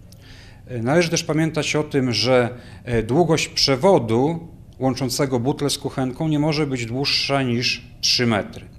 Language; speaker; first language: Polish; native; Polish